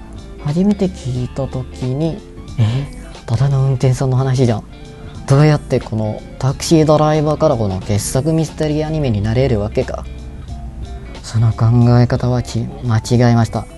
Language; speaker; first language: Japanese; non-native, fluent; Malay